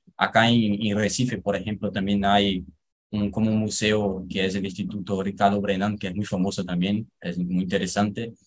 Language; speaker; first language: Spanish; non-native, fluent; Portuguese